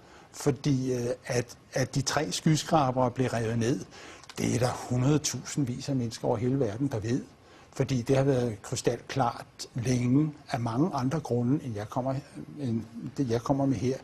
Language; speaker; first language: Danish; native; Danish